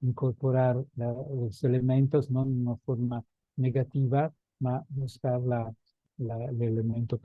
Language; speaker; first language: Spanish; non-native, fluent; Italian